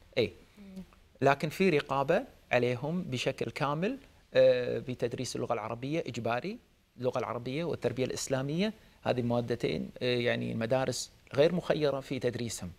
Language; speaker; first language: Arabic; native; Arabic